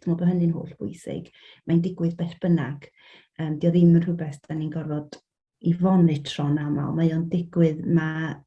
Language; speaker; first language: Welsh; native; Welsh